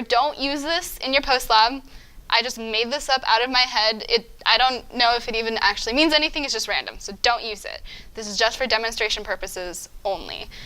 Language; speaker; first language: English; native; English